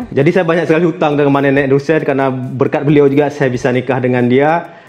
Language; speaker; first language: Indonesian; native; Indonesian